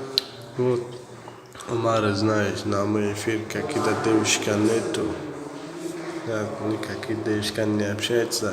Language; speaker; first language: Russian; non-native, learner; Tajik